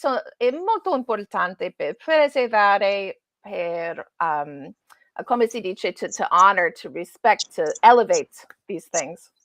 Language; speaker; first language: Italian; non-native, learner; English